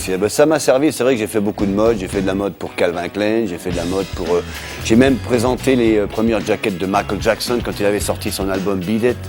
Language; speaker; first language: French; native; French